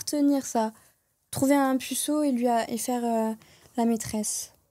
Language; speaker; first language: French; native; French